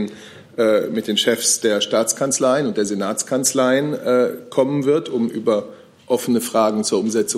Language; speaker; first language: German; native; German